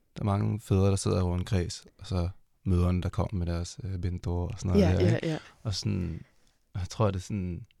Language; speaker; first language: Danish; native; Danish